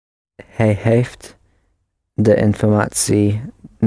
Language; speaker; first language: Dutch; non-native, learner; English